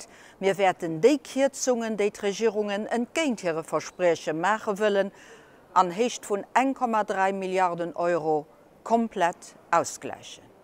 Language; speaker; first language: German; non-native, local second language; Luxembourgish